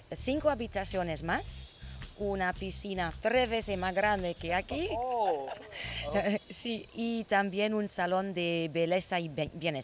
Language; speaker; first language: Spanish; non-native, learner; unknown